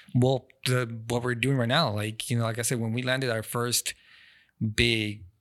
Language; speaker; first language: English; non-native, fluent; Spanish